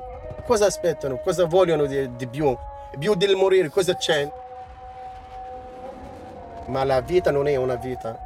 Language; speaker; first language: Italian; non-native, learner; Arabic